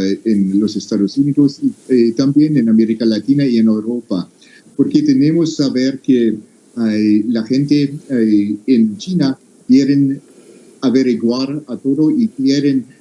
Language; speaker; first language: Spanish; non-native, fluent; English